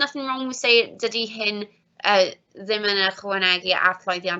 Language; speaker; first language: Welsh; non-native, fluent; English